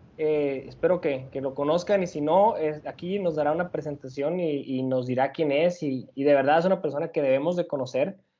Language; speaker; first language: Spanish; native; Spanish